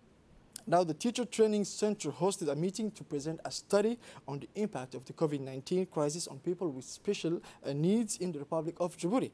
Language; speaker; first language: English; non-native, fluent; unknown